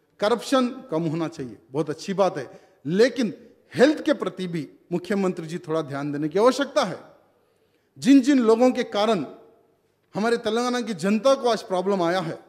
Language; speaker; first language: Hindi; non-native, local second language; Telugu